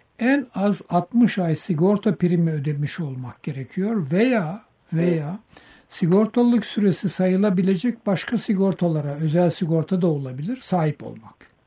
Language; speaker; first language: Turkish; native; Turkish